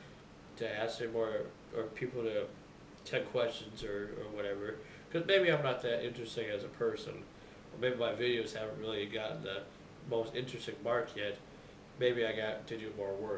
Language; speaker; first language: English; native; English